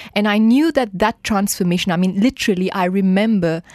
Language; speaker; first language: English; non-native, fluent; Morisyen